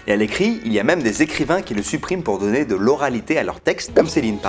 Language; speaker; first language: French; native; French